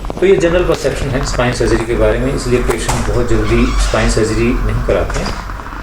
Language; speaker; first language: Hindi; native; Hindi